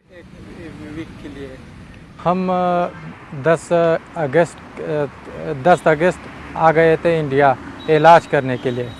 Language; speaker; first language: Hindi; non-native, fluent; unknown